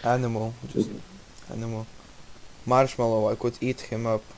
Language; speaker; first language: English; non-native, learner; Russian